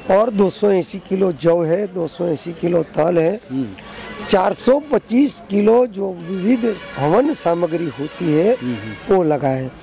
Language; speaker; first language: Hindi; non-native, local second language; Gujarati